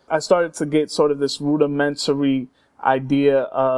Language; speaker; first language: English; early bilingual, other home language; Spanish